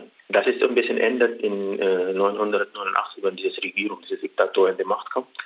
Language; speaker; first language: German; non-native, learner; Arabic